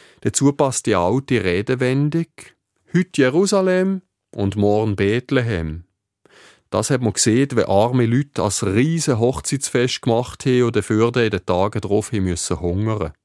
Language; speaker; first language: German; native; German